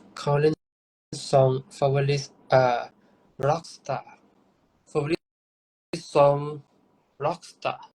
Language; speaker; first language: English; non-native, learner; Thai